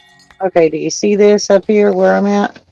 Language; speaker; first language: English; native; English